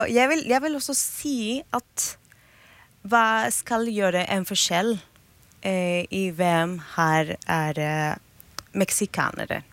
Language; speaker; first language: Norwegian; non-native, fluent; Spanish